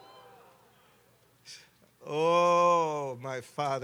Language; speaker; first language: English; non-native, fluent; Spanish